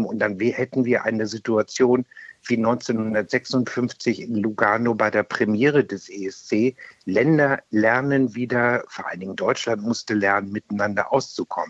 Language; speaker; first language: German; native; German